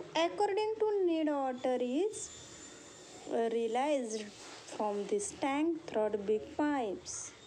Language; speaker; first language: English; non-native, local second language; Marathi